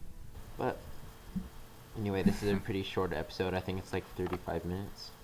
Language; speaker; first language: English; native; English